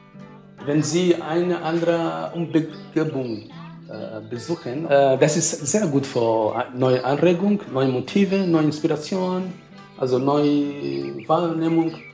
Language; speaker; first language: German; non-native, fluent; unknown